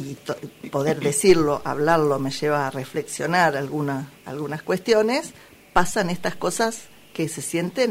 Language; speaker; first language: Spanish; native; Spanish